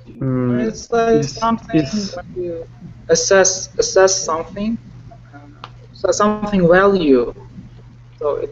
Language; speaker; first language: English; non-native, learner; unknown